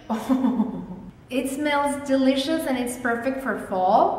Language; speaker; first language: English; non-native, fluent; Spanish